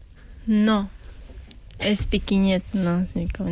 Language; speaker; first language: Spanish; non-native, local second language; Quechua